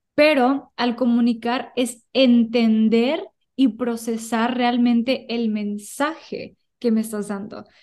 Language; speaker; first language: Spanish; early bilingual, heritage; Spanish